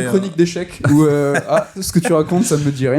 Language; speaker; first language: French; native; French